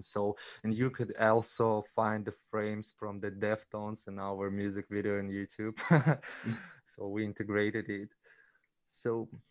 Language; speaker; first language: English; non-native, learner; Russian